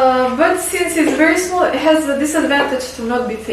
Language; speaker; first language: English; non-native, fluent; Albanian